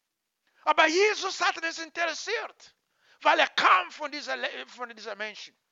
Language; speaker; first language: German; non-native, learner; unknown